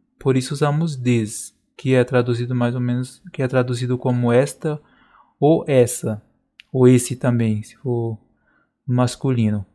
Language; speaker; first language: Portuguese; native; Portuguese